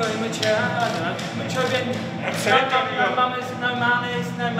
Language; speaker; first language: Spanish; non-native, learner; English